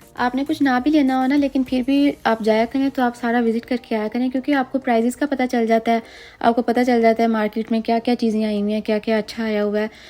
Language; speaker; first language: Urdu; native; Urdu